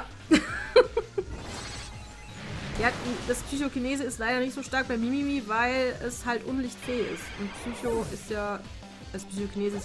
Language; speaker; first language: German; native; German